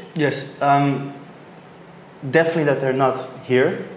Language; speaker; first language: English; non-native, fluent; Dutch